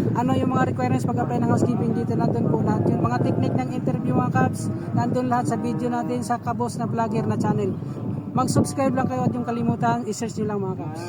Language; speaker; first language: Filipino; non-native, local second language; Cebuano